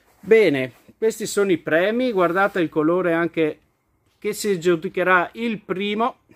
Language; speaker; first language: Italian; native; Italian